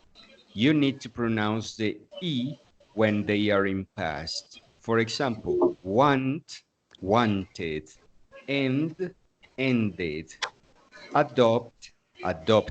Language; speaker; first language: English; non-native, fluent; Spanish